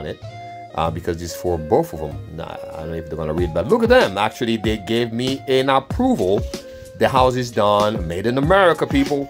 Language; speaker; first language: English; non-native, fluent; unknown